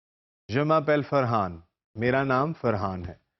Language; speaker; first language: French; non-native, fluent; Urdu